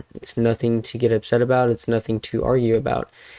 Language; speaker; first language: English; native; English